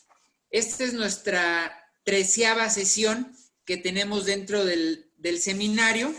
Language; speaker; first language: Spanish; native; Spanish